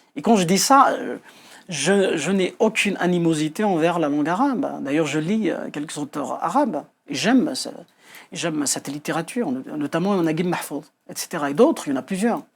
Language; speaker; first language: French; non-native, local second language; Kabyle